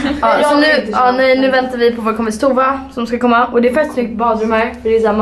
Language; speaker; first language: Swedish; native; Swedish